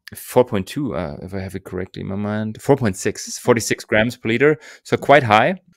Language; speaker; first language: English; non-native, fluent; German